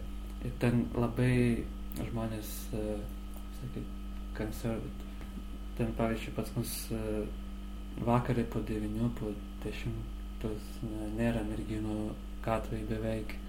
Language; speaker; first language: Lithuanian; non-native, learner; Azerbaijani